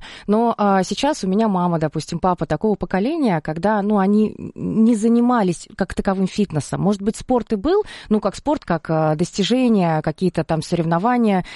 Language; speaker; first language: Russian; native; Russian